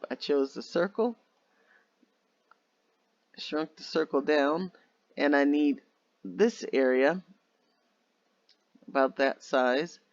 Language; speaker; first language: English; native; English